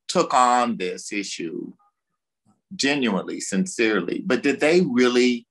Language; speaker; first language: English; native; English